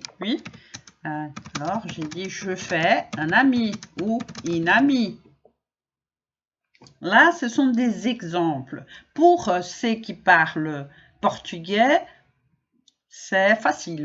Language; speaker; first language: French; non-native, fluent; Portuguese